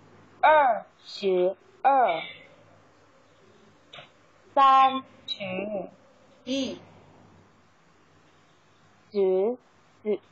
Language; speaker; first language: Chinese; non-native, learner; Thai